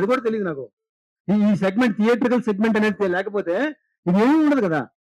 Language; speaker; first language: Telugu; native; Telugu